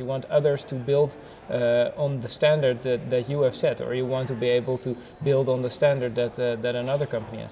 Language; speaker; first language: English; non-native, fluent; Dutch